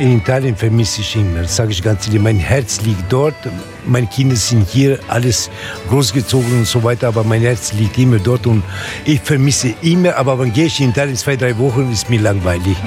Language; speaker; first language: German; non-native, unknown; Italian